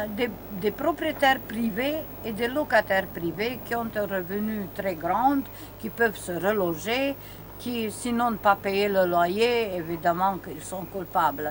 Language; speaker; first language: French; non-native, learner; Romanian